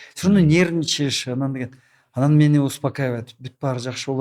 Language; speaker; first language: Russian; non-native, local second language; Kyrgyz